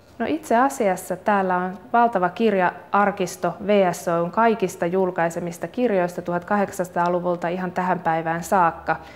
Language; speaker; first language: Finnish; native; Finnish